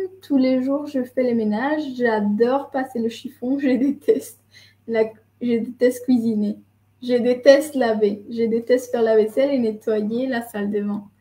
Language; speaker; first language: French; non-native, fluent; Spanish